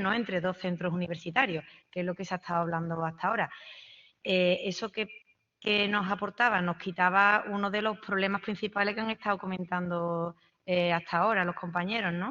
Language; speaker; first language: Spanish; native; Spanish